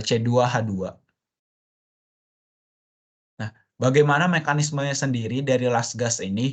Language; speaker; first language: Indonesian; native; Indonesian